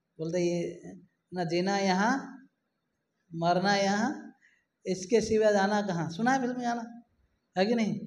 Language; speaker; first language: Hindi; non-native, local second language; Marathi